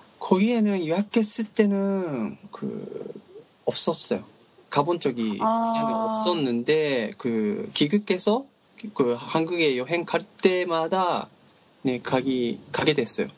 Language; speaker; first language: Korean; non-native, learner; Japanese